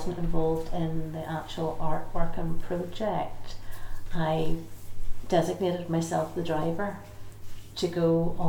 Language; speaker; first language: English; native; English